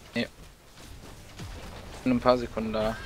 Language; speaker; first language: German; native; German